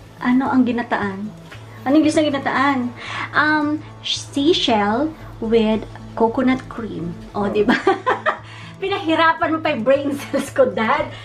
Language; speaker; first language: Filipino; non-native, local second language; Iloko